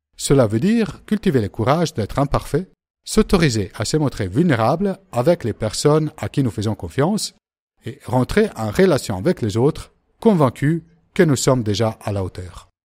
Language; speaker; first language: French; native; French